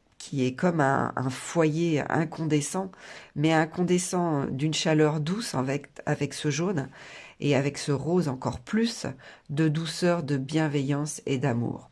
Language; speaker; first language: French; native; French